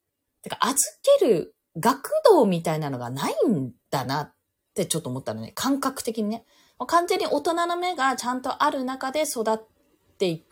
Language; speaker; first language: Japanese; native; Japanese